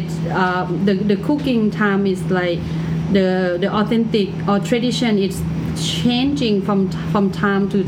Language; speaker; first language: English; non-native, learner; Thai